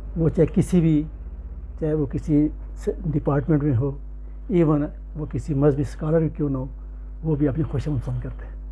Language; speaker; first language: Urdu; non-native, local second language; Pahari-Potwari